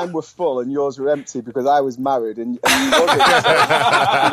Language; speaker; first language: English; native; English